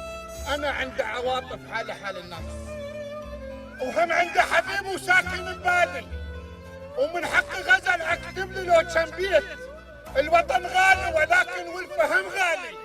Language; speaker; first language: Arabic; native; Arabic